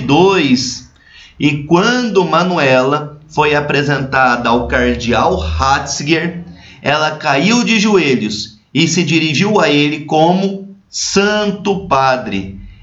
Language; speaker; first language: Portuguese; native; Portuguese